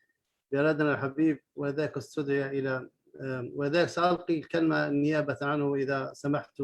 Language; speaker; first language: Arabic; native; Arabic